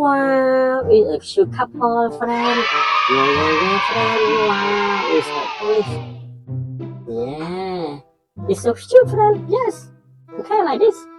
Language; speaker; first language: English; non-native, learner; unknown